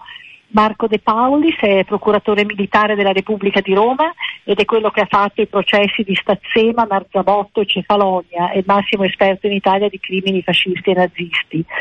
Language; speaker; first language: Italian; native; Italian